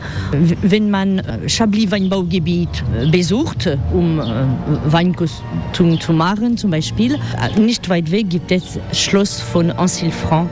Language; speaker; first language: German; non-native, fluent; French